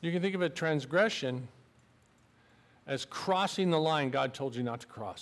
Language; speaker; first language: English; native; English